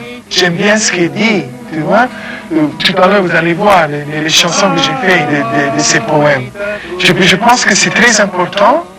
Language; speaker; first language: French; non-native, fluent; English